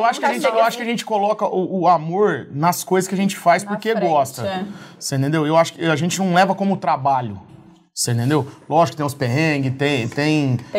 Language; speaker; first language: Portuguese; native; Portuguese